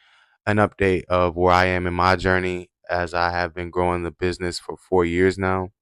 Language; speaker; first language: English; native; English